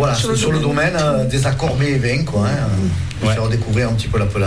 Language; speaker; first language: French; native; French